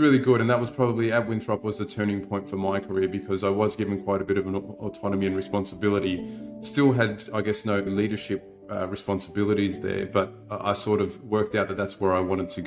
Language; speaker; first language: English; native; English